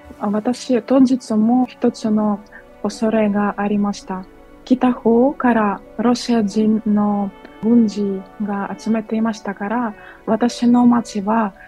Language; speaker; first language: Japanese; non-native, fluent; Ukrainian